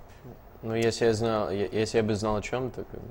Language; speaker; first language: Russian; early bilingual, heritage; Russian